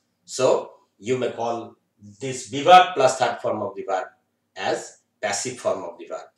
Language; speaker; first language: English; non-native, local second language; Bangla